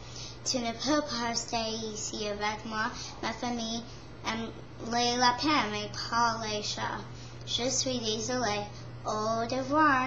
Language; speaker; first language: French; non-native, learner; English